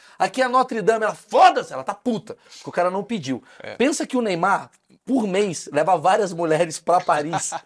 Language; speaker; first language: Portuguese; native; Portuguese